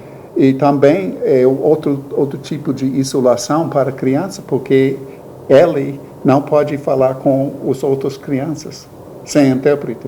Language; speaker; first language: Portuguese; non-native, learner; English